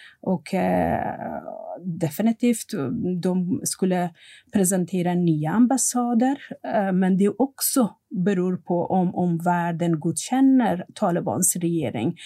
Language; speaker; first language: Swedish; non-native, fluent; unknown